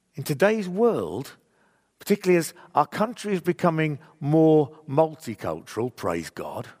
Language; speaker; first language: English; native; English